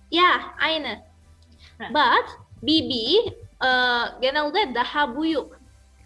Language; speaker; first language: Turkish; non-native, fluent; Indonesian